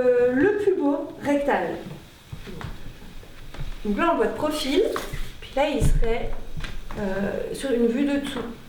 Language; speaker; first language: French; native; French